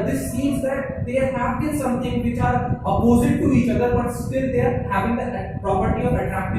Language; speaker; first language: English; non-native, local second language; Hindi